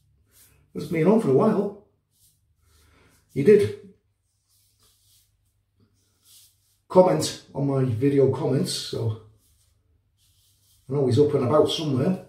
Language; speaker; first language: English; native; English